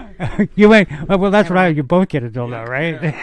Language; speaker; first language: English; native; English